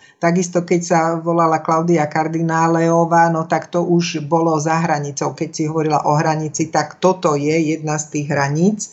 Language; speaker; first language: Slovak; native; Slovak